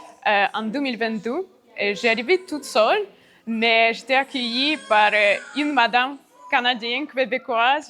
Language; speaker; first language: French; non-native, learner; Ukrainian